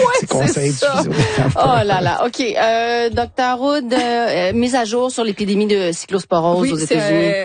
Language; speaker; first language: French; native; French